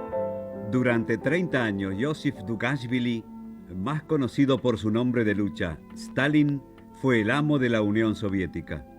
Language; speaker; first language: Spanish; native; Spanish